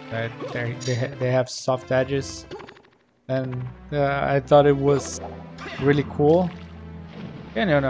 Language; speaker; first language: English; non-native, fluent; Portuguese